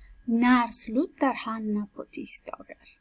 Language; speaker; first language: Swedish; non-native, fluent; Persian